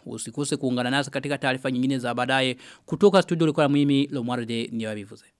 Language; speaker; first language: Swahili; non-native, local second language; Rundi